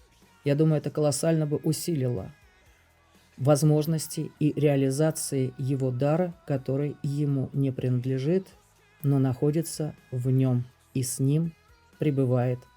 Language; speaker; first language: Russian; native; Russian